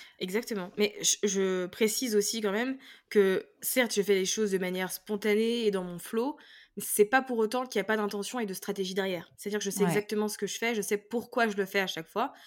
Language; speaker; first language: French; native; French